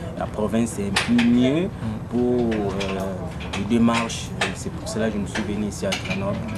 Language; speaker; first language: French; non-native, local second language; Lingala